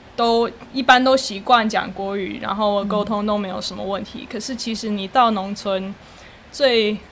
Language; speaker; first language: Chinese; non-native, fluent; English